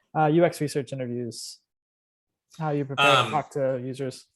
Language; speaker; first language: English; native; English